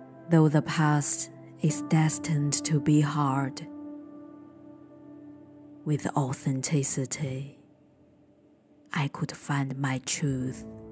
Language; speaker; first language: English; non-native, fluent; Chinese